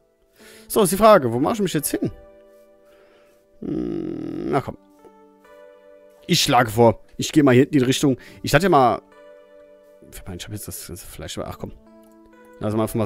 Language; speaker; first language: German; native; German